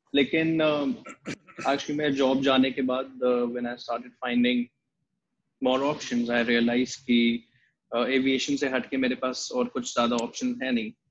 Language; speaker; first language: Hindi; native; Hindi